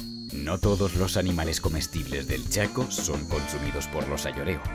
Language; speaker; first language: Spanish; native; Spanish